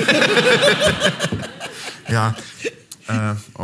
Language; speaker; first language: German; native; German